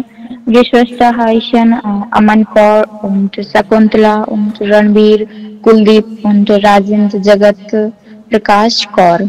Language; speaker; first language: German; non-native, learner; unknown